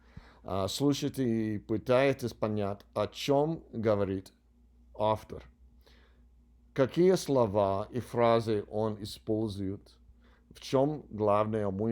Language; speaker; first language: Russian; non-native, learner; English